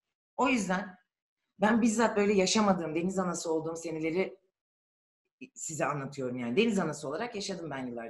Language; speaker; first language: Turkish; native; Turkish